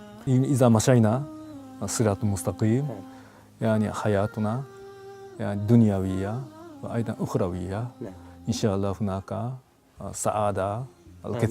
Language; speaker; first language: Arabic; non-native, fluent; Japanese